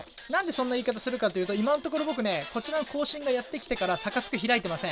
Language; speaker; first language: Japanese; native; Japanese